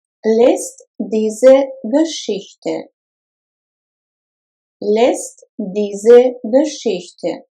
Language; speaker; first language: German; non-native, fluent; Russian